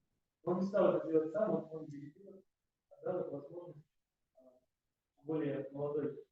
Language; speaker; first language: Russian; non-native, learner; Spanish